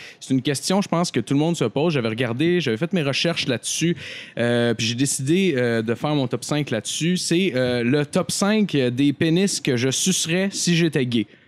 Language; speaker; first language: French; native; French